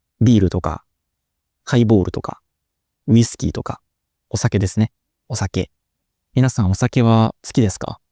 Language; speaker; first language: Japanese; native; Japanese